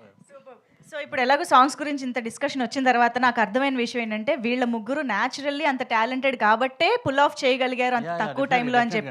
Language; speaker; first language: Telugu; native; Telugu